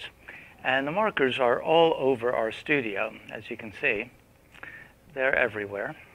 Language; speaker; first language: English; native; English